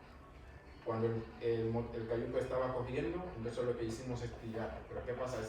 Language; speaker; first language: Spanish; non-native, fluent; Wolof